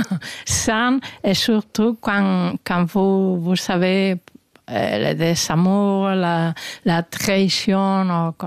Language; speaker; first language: French; non-native, fluent; Spanish